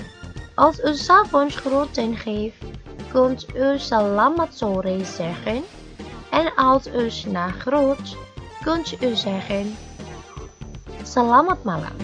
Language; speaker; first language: Dutch; non-native, fluent; Indonesian